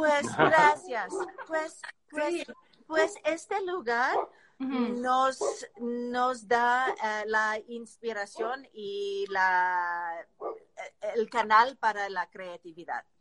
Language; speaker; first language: Spanish; non-native, learner; English